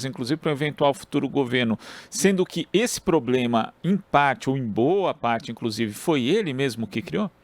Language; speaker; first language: Portuguese; native; Portuguese